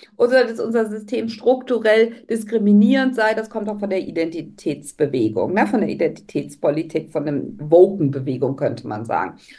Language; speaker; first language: German; native; German